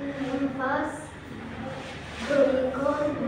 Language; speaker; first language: French; non-native, learner; Arabic